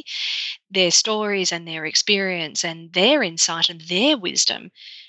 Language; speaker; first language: English; native; English